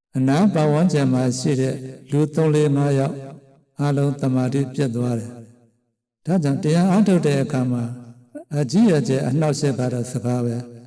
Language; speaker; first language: Burmese; native; Burmese